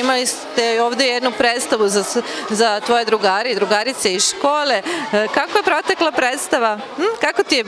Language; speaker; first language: Serbian; native; Serbian